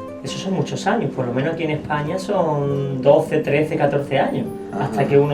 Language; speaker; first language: Spanish; native; Spanish